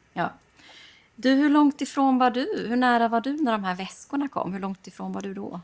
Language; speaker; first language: Swedish; native; Swedish